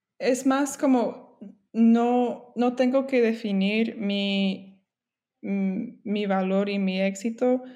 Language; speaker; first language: Spanish; non-native, fluent; English